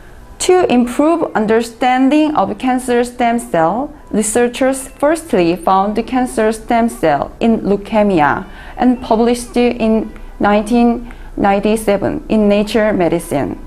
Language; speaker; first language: English; non-native, learner; Korean